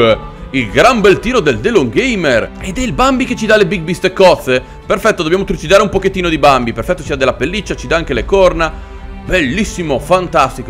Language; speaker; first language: Italian; native; Italian